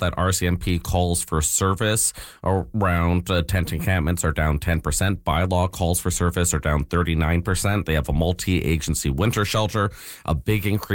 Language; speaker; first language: English; native; English